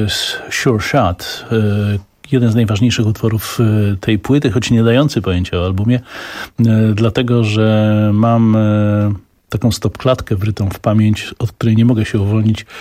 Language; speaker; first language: Polish; native; Polish